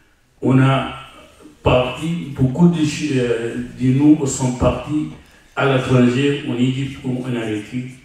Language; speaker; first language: French; non-native, learner; Arabic